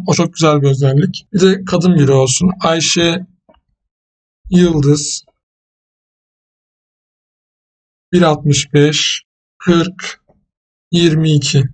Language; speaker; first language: Turkish; native; Turkish